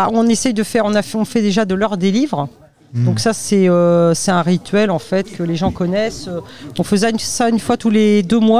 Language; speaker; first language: French; native; French